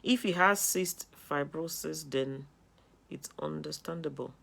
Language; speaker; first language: English; non-native, local second language; Yoruba